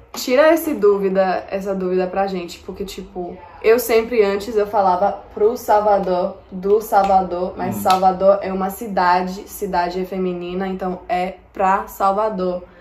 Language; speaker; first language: Portuguese; non-native, fluent; English